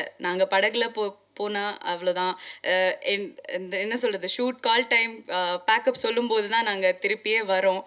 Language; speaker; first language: Tamil; non-native, local second language; Malayalam